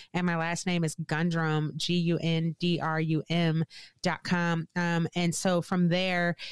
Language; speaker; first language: English; native; English